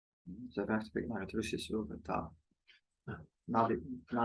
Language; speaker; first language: Dutch; non-native, fluent; Russian